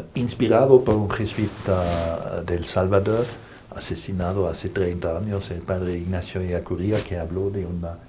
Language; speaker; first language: Spanish; non-native, fluent; German